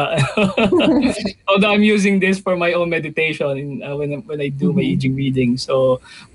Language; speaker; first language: English; non-native, local second language; Filipino